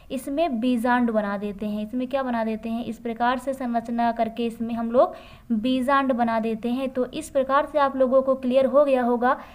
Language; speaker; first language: Hindi; native; Hindi